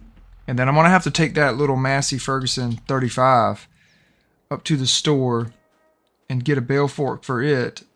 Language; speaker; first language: English; native; English